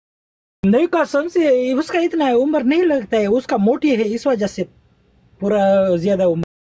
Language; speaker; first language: Hindi; non-native, learner; Pashto